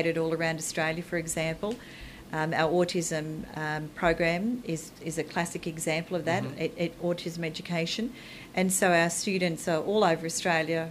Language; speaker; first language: English; native; English